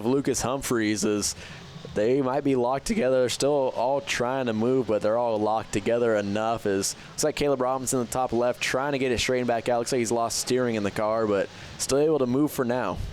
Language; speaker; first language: English; native; English